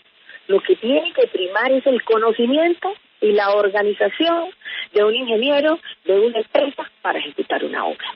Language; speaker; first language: Spanish; native; Spanish